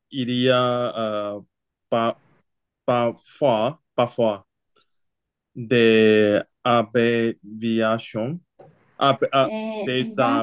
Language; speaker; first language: French; non-native, learner; Chinese